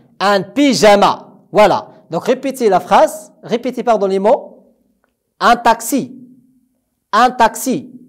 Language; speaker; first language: French; non-native, local second language; Arabic